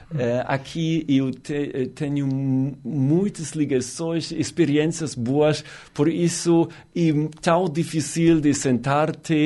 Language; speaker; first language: Portuguese; non-native, learner; German